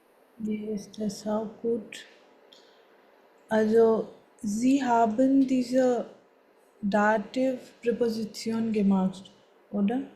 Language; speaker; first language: German; non-native, fluent; Hindi